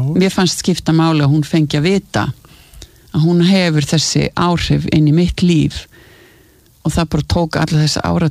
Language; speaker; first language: Icelandic; native; Icelandic